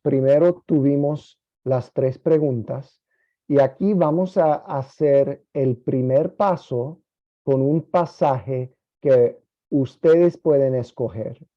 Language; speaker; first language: Spanish; non-native, fluent; English